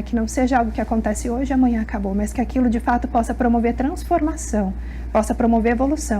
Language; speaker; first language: Portuguese; native; Portuguese